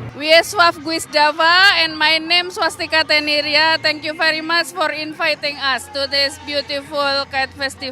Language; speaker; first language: English; non-native, learner; Polish